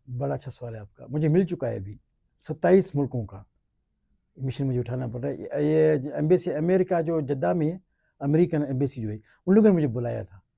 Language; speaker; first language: Urdu; non-native, local second language; Sindhi